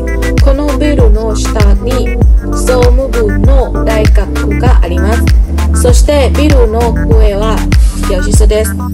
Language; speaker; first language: Japanese; non-native, learner; Thai